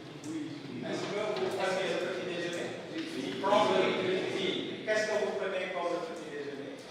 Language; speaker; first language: French; non-native, fluent; Indonesian